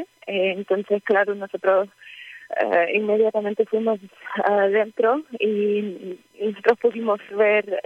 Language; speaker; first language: Spanish; early bilingual, heritage; Ukrainian